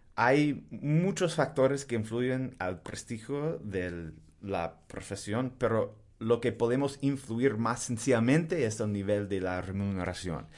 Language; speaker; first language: Spanish; non-native, fluent; English